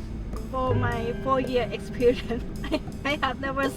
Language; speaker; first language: English; non-native, fluent; Thai